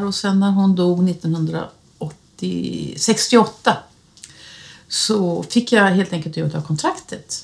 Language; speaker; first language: Swedish; native; Swedish